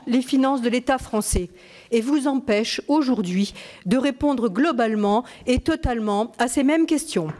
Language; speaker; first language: French; native; French